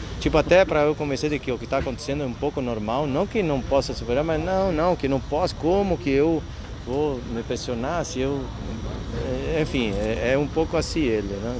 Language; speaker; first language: Portuguese; non-native, fluent; Spanish